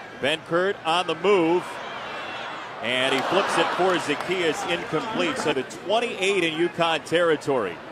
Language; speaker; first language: English; native; English